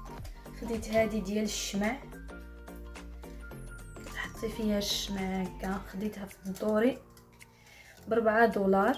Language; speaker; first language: Arabic; native; Arabic